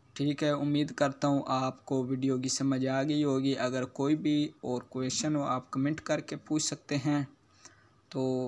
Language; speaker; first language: Hindi; native; Hindi